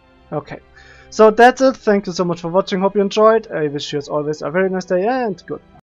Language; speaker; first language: English; non-native, fluent; German